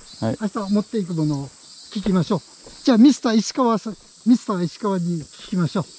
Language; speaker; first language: Japanese; native; Japanese